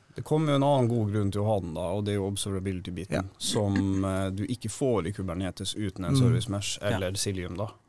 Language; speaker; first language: Norwegian; native; Norwegian